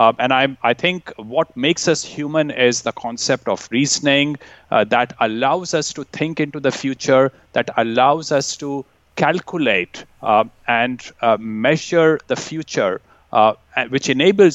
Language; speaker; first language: English; non-native, local second language; Hindi